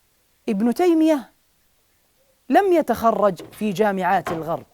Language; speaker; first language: Arabic; native; Arabic